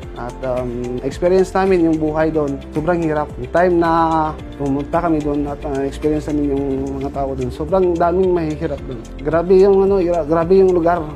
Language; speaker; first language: Filipino; non-native, local second language; Cebuano